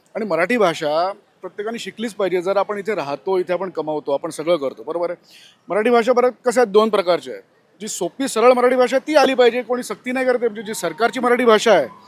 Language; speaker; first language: Marathi; non-native, local second language; Gujarati